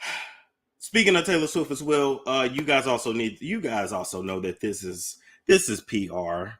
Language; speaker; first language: English; native; English